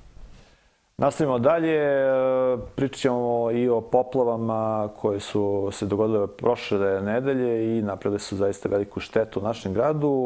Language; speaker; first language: Serbian; native; Serbian